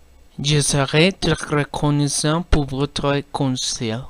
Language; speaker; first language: French; non-native, learner; Spanish